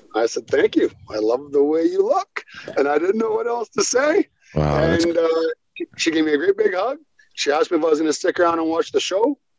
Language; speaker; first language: English; native; English